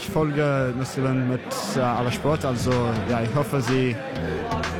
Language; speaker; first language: German; non-native, learner; English